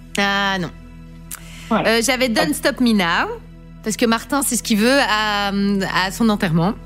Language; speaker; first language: French; native; French